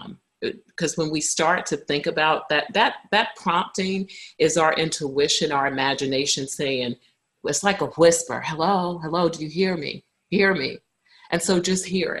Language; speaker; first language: English; native; English